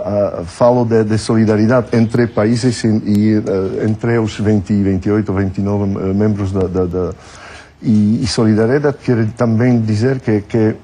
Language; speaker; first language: Portuguese; non-native, fluent; French